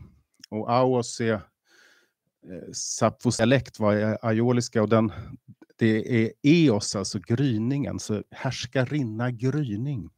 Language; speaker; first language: Swedish; native; Swedish